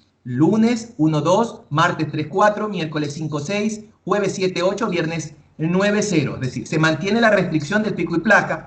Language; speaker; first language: Spanish; native; Spanish